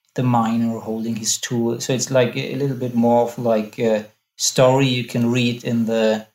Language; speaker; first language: English; non-native, fluent; German